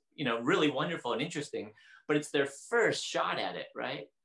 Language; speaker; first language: English; native; English